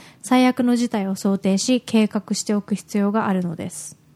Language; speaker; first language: Japanese; native; Japanese